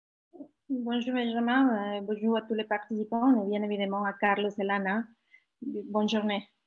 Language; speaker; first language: French; non-native, fluent; Spanish